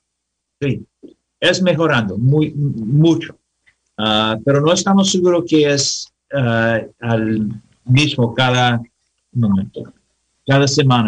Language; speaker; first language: Spanish; non-native, learner; English